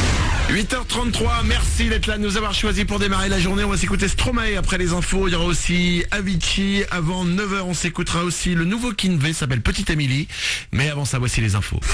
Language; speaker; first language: French; native; French